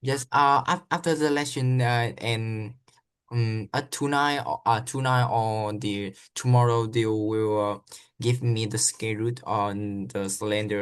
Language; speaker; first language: English; non-native, learner; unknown